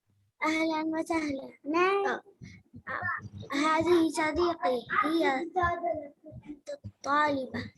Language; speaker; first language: Arabic; non-native, learner; Urdu